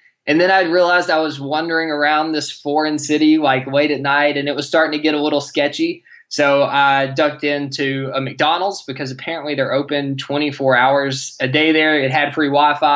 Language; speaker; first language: English; native; English